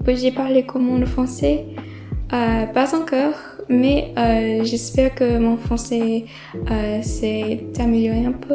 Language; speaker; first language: French; non-native, learner; English